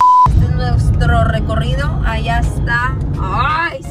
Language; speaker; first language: Spanish; native; Spanish